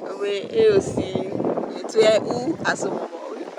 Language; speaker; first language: French; non-native, learner; English